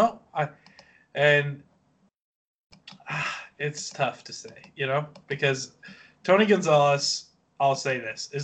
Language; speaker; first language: English; native; English